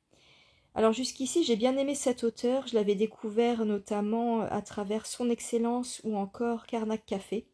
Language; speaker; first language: French; native; French